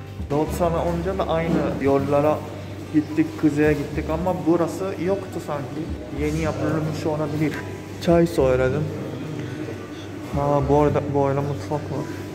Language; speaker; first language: Turkish; non-native, fluent; Japanese